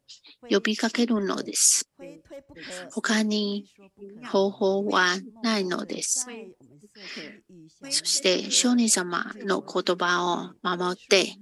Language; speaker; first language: Japanese; non-native, fluent; Chinese